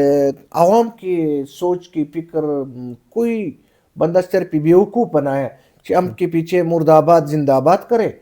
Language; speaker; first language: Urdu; non-native, local second language; Pashto